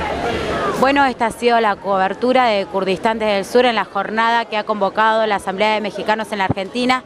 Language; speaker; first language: Spanish; native; Spanish